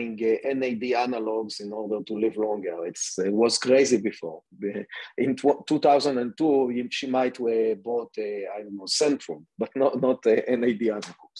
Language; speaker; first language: English; non-native, fluent; Hebrew